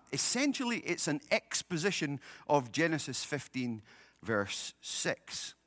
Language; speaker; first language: English; native; English